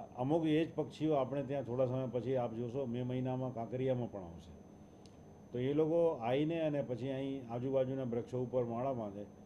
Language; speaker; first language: Gujarati; native; Gujarati